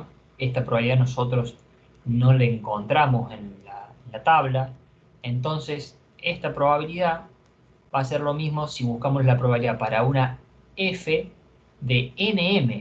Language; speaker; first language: Spanish; native; Spanish